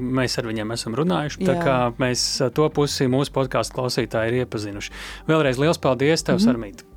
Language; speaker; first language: Latvian; native; Latvian